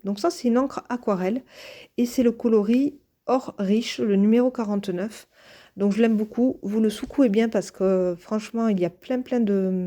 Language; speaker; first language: French; native; French